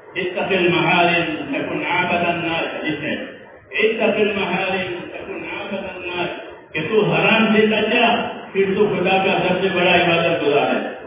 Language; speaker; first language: Urdu; non-native, local second language; Gujarati